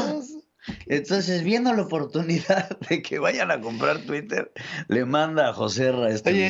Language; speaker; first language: Spanish; native; Spanish